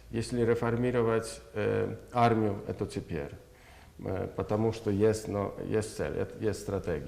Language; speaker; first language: Russian; non-native, learner; Polish